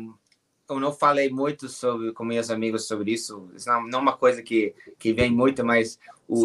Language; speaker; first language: Portuguese; non-native, learner; English